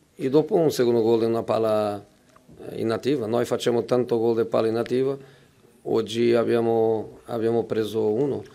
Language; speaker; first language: Italian; non-native, fluent; Portuguese